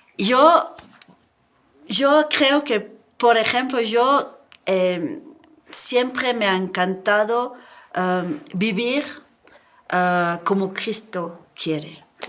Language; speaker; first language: Spanish; non-native, learner; French